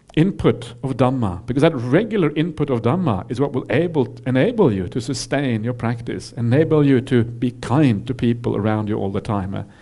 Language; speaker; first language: English; non-native, fluent; Norwegian